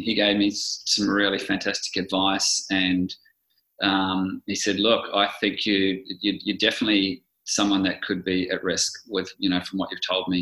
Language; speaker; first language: English; native; English